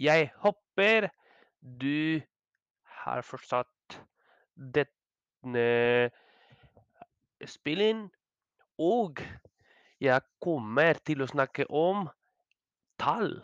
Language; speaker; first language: Norwegian; non-native, learner; Spanish